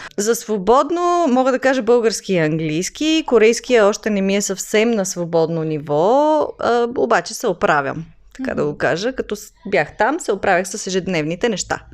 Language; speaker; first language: Bulgarian; native; Bulgarian